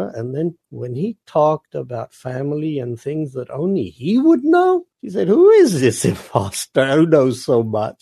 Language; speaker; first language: English; non-native, local second language; Punjabi